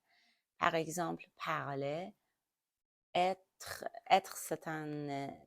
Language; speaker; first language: French; non-native, learner; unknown